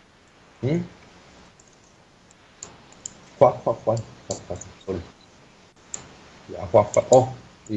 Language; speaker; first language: English; non-native, learner; Chinese